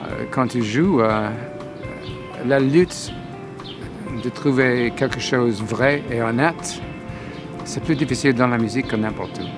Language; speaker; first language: French; non-native, fluent; English